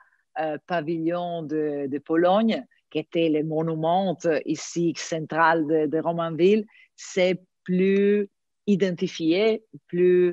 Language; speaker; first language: French; non-native, fluent; Italian